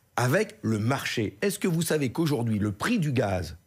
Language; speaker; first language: French; native; French